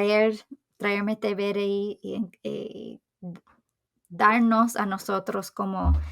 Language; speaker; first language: Spanish; non-native, fluent; English